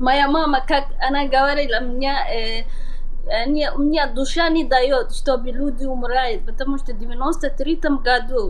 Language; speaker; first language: Russian; non-native, learner; Somali